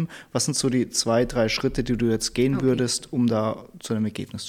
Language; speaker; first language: German; native; German